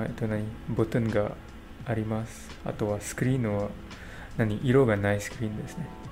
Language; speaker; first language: Japanese; non-native, learner; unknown